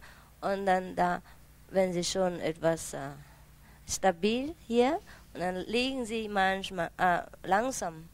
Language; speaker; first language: German; non-native, learner; Vietnamese